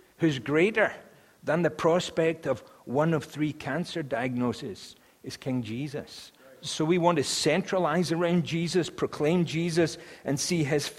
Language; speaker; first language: English; native; English